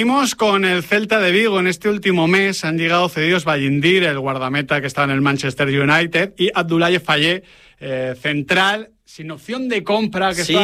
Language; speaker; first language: Spanish; native; Spanish